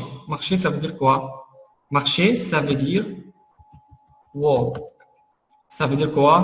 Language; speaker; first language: French; non-native, fluent; Arabic